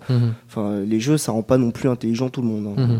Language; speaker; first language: French; native; French